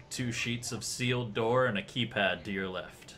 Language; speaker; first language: English; native; English